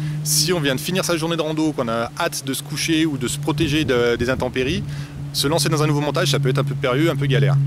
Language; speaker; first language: French; native; French